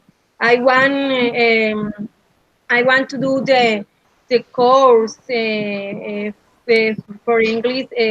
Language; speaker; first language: English; non-native, learner; Spanish